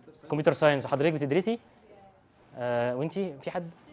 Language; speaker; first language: Arabic; native; Arabic